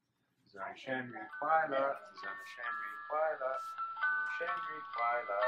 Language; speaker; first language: Chinese; non-native, learner; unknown